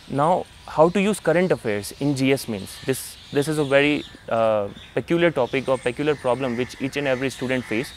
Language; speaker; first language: Hindi; native; Hindi